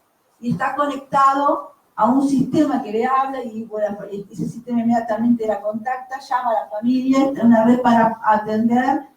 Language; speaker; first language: Spanish; native; Spanish